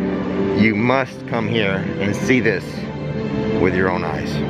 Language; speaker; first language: English; native; English